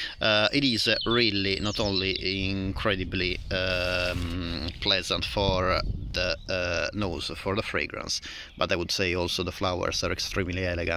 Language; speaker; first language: English; non-native, fluent; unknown